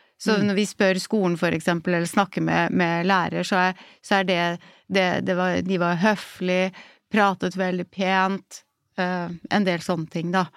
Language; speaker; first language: Norwegian; native; Norwegian